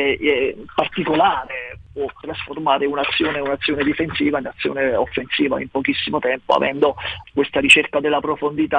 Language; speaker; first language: Italian; native; Italian